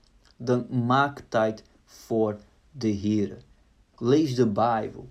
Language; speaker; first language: Dutch; non-native, fluent; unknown